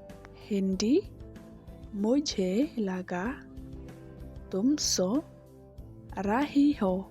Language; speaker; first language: Hindi; non-native, local second language; Khasi